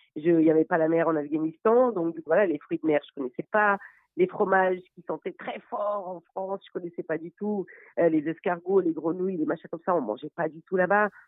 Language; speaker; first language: French; non-native, fluent; Persian